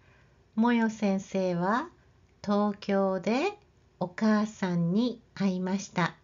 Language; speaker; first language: Japanese; non-native, learner; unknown